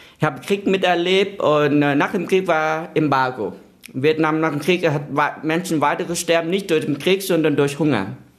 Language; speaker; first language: German; non-native, fluent; Vietnamese